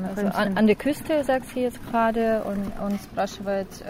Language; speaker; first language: German; non-native, fluent; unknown